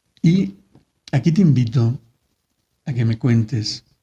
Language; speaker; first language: Spanish; native; Spanish